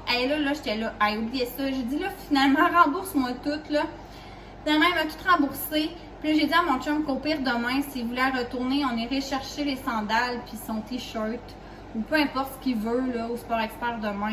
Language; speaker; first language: French; native; French